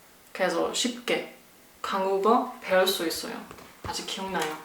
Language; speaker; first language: Korean; non-native, learner; German